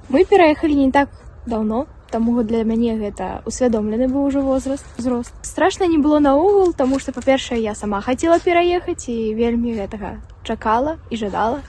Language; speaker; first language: Belarusian; non-native, local second language; Russian